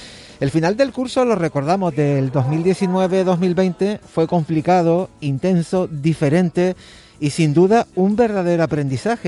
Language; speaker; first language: Spanish; native; Spanish